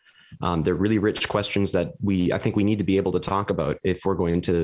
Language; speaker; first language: English; native; English